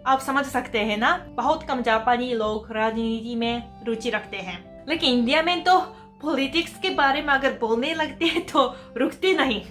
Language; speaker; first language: Hindi; non-native, fluent; Japanese